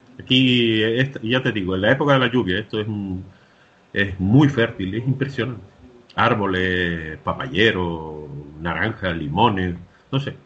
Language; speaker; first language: Spanish; native; Spanish